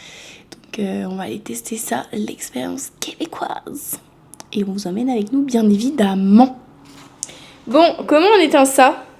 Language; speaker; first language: French; native; French